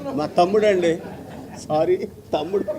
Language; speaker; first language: Telugu; native; Telugu